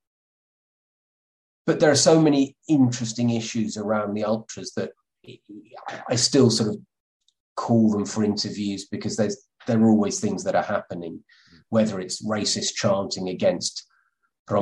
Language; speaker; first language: English; native; English